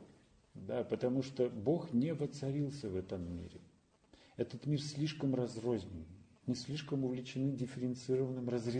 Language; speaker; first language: Russian; native; Russian